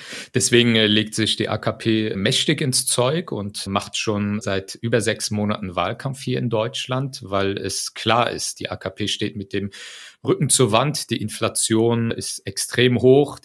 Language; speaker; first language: German; early bilingual, other home language; Turkish